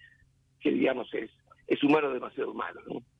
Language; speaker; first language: Spanish; native; Spanish